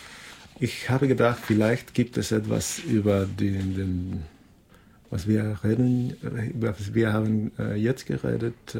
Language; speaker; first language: German; non-native, fluent; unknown